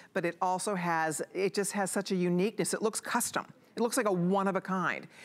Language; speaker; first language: English; native; English